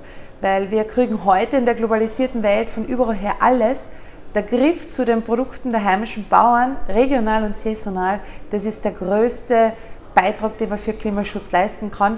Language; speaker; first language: German; native; German